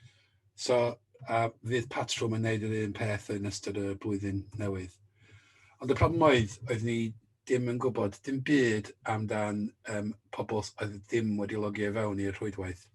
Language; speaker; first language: Welsh; native; Welsh